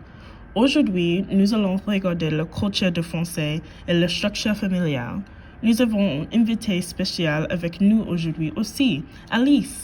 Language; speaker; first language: French; non-native, learner; English